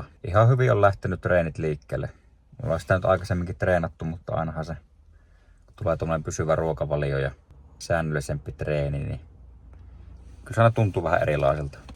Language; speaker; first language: Finnish; native; Finnish